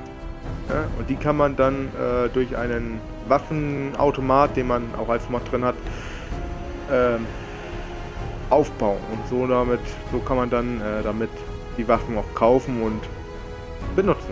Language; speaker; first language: German; native; German